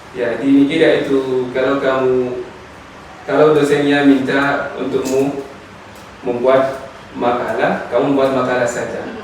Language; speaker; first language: Indonesian; non-native, learner; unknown